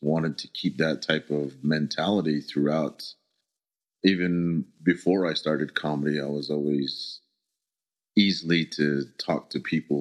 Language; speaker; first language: English; early bilingual, other home language; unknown